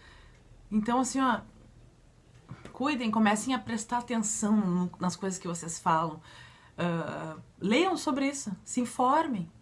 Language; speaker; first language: Portuguese; native; Portuguese